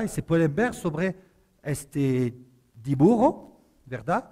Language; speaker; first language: Spanish; non-native, fluent; French